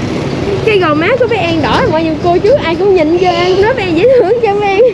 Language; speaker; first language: Vietnamese; native; Vietnamese